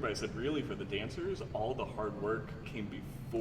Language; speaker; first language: English; native; English